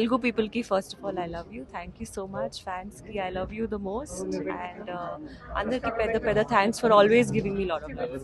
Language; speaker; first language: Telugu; non-native, learner; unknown